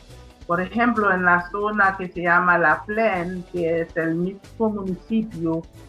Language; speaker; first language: Spanish; non-native, fluent; Haitian Creole